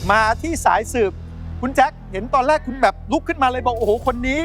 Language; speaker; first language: Thai; native; Thai